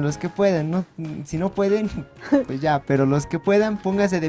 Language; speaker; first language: Spanish; native; Spanish